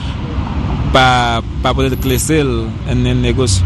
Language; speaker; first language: Spanish; non-native, fluent; Haitian Creole